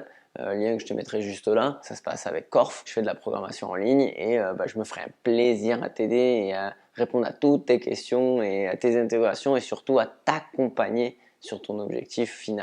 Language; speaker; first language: French; native; French